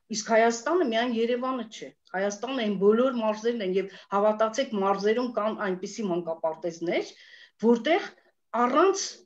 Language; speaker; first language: Armenian; native; Armenian